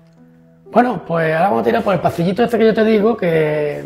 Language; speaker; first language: Spanish; native; Spanish